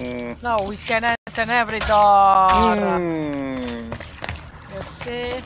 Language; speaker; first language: English; non-native, learner; Italian